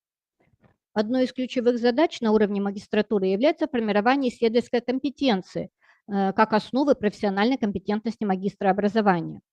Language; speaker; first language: Russian; native; Russian